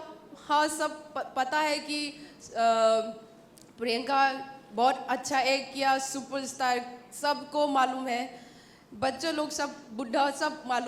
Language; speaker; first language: Hindi; non-native, local second language; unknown